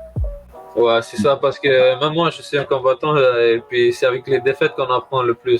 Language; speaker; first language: French; native; French